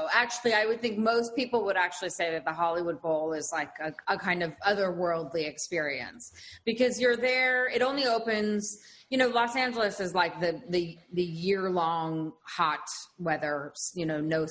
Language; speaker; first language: English; native; English